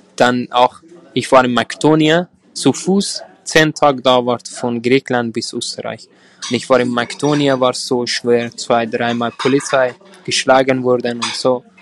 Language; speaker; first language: German; non-native, learner; Persian